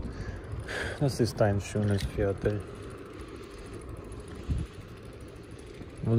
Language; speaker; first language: German; non-native, learner; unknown